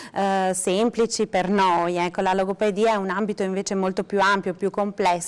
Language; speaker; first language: Italian; native; Italian